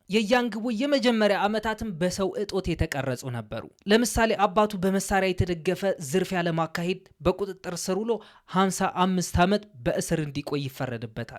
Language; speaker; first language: Amharic; native; Amharic